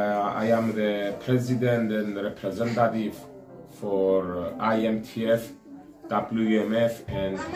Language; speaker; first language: English; non-native, learner; Greek